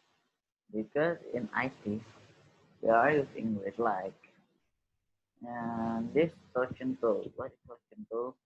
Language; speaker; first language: English; non-native, learner; Indonesian